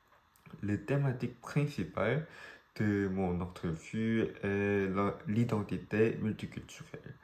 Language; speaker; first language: French; non-native, learner; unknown